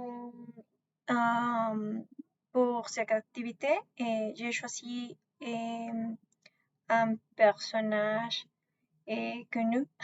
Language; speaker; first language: French; non-native, learner; Spanish